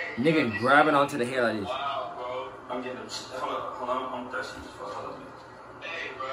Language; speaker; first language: English; native; English